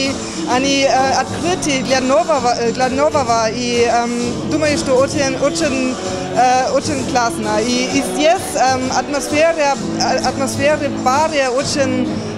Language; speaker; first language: Russian; non-native, fluent; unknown